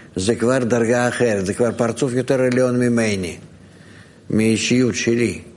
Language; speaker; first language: Hebrew; non-native, fluent; Russian